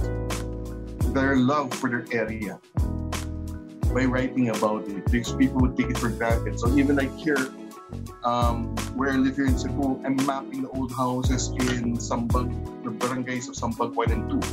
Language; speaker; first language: English; non-native, local second language; Filipino